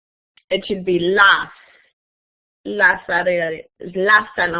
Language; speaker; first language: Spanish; non-native, fluent; English